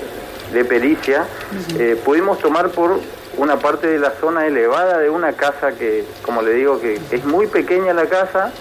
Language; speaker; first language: Spanish; native; Spanish